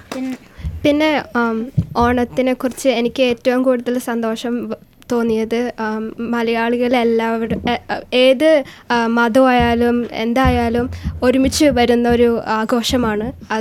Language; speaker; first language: Malayalam; early bilingual, heritage; Malayalam